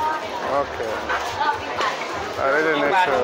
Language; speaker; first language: English; non-native, learner; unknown